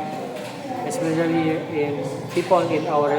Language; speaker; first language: English; non-native, learner; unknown